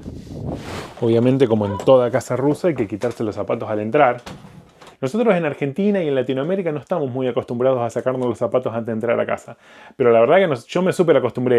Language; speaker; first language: Spanish; native; Spanish